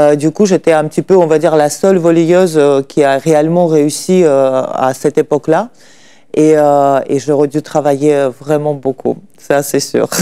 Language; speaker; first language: French; non-native, fluent; Russian